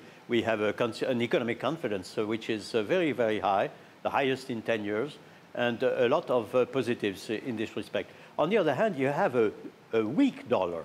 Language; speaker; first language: English; non-native, fluent; French